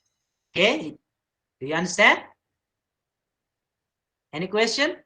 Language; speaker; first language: English; non-native, learner; Indonesian